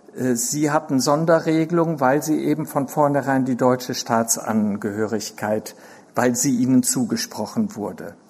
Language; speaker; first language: German; native; German